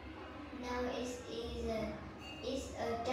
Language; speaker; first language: English; non-native, learner; Vietnamese